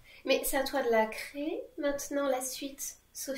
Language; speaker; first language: French; native; French